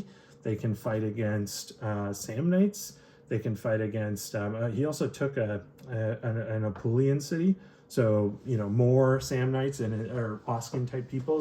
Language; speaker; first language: English; native; English